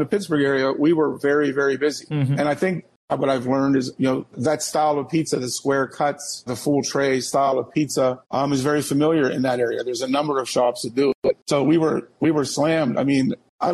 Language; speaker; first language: English; native; English